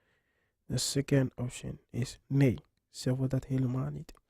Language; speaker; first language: Dutch; non-native, fluent; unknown